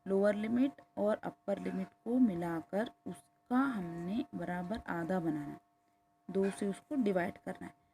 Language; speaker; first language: Hindi; non-native, local second language; Kannada